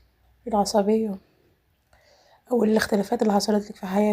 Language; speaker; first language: Arabic; native; Arabic